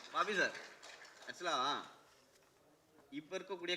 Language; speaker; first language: Tamil; native; Tamil